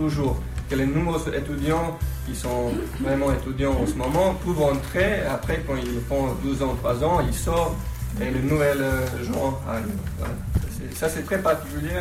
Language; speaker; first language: French; non-native, fluent; Slovenian